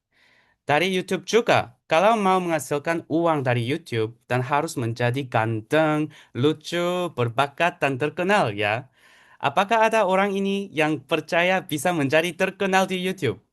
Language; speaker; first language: Indonesian; non-native, fluent; Korean